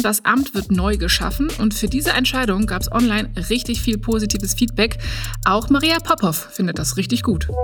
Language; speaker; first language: German; native; German